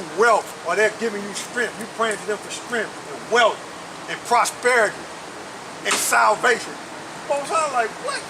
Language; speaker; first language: English; native; English